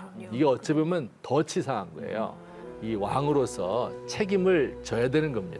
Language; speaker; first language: Korean; native; Korean